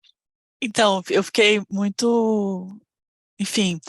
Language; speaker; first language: Portuguese; native; Portuguese